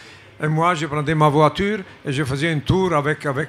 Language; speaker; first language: French; non-native, fluent; Italian